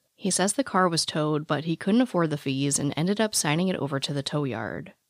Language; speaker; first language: English; native; English